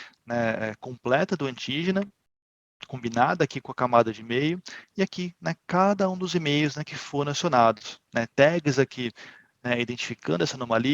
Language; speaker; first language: Portuguese; native; Portuguese